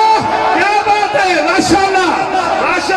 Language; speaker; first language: Urdu; native; Urdu